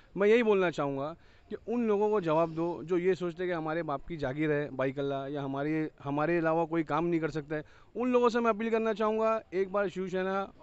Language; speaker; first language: Hindi; native; Hindi